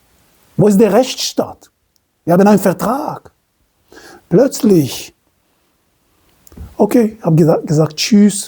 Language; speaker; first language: German; non-native, fluent; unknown